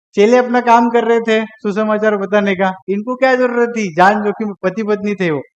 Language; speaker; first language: Hindi; non-native, local second language; Marathi